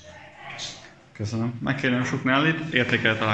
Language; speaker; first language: Hungarian; native; Hungarian